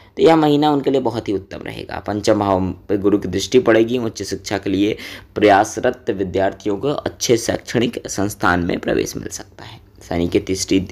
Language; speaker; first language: Hindi; native; Hindi